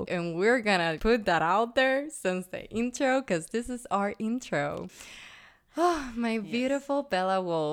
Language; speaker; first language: English; non-native, fluent; Spanish